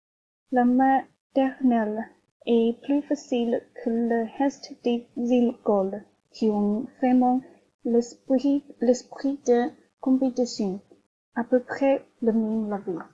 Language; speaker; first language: French; non-native, learner; Chinese